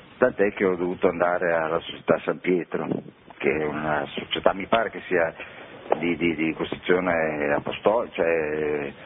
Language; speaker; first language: Italian; native; Italian